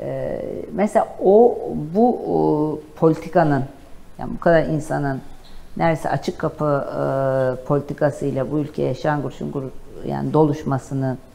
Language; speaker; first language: Turkish; native; Turkish